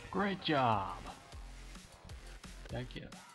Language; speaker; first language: English; native; English